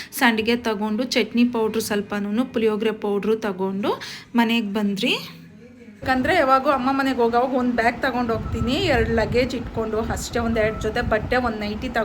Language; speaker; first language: Kannada; native; Kannada